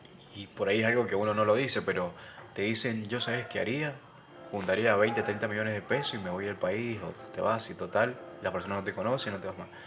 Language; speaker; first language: Spanish; native; Spanish